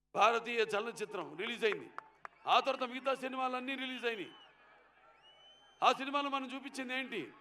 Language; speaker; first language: Telugu; native; Telugu